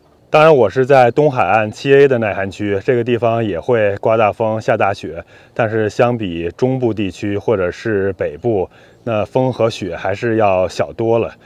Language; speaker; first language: Chinese; native; Chinese